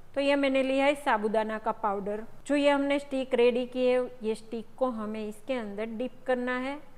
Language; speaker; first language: Hindi; non-native, local second language; Gujarati